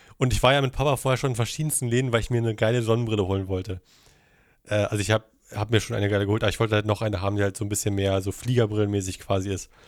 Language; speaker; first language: German; native; German